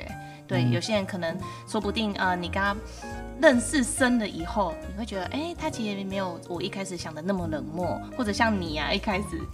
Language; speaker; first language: Chinese; native; Chinese